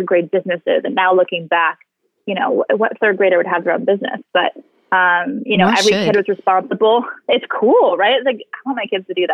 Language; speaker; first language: English; native; English